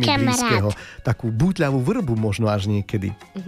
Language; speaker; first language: Slovak; native; Slovak